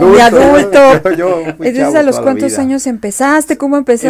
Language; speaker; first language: Spanish; native; Spanish